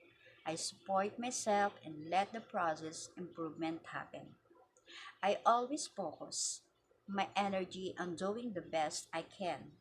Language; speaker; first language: English; non-native, learner; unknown